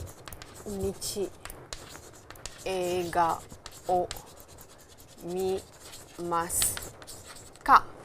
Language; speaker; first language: Japanese; non-native, fluent; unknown